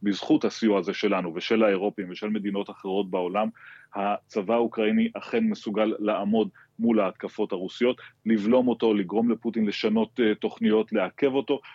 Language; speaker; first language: Hebrew; native; Hebrew